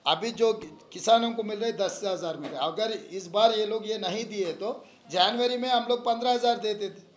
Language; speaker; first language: Hindi; non-native, local second language; Telugu